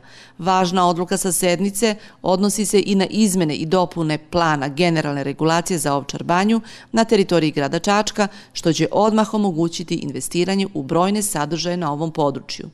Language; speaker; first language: Serbian; native; Serbian